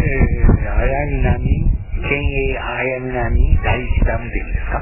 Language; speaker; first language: Japanese; native; Japanese